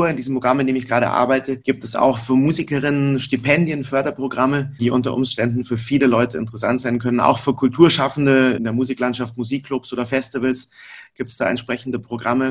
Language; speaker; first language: German; native; German